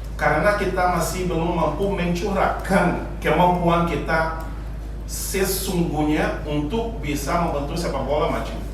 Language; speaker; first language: Indonesian; non-native, fluent; Portuguese